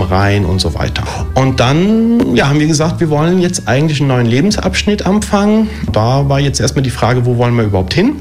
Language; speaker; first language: German; early bilingual, other home language; Italian